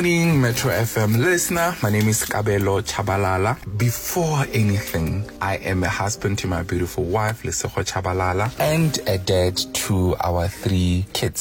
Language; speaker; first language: English; non-native, local second language; Tswana